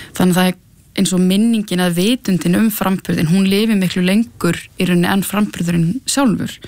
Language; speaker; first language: Icelandic; native; Icelandic